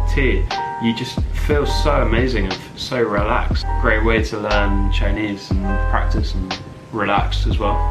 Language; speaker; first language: English; native; English